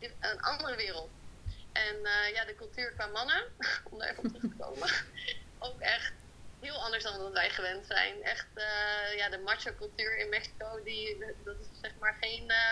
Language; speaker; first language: Dutch; native; Dutch